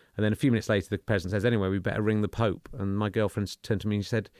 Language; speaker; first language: English; native; English